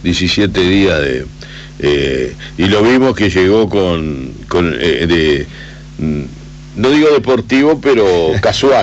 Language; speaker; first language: Spanish; native; Spanish